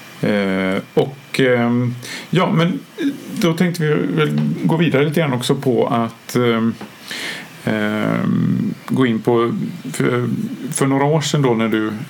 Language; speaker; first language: Swedish; native; Swedish